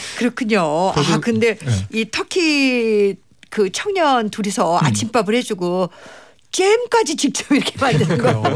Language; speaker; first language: Korean; native; Korean